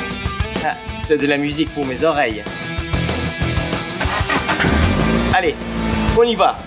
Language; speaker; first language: French; non-native, fluent; Spanish